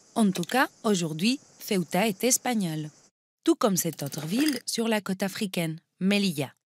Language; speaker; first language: French; non-native, fluent; Spanish